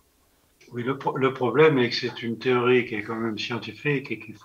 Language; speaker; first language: French; native; French